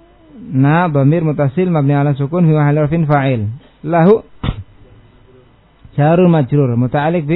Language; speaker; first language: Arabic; non-native, fluent; Indonesian